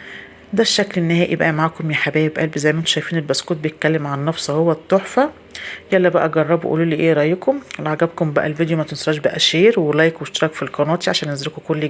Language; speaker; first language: Arabic; native; Arabic